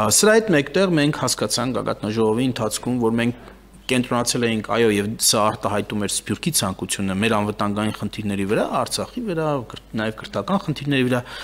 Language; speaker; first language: Armenian; early bilingual, heritage; Armenian